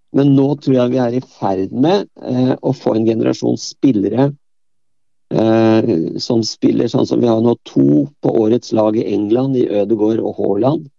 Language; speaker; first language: Norwegian; native; Norwegian